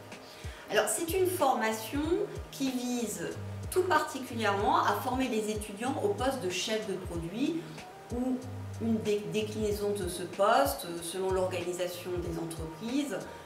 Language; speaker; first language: French; native; French